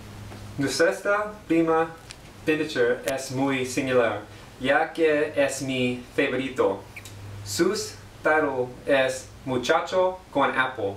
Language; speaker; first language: Spanish; non-native, learner; English